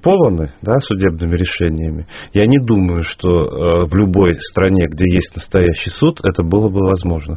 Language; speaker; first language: Russian; native; Russian